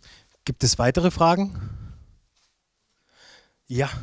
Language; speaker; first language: German; native; German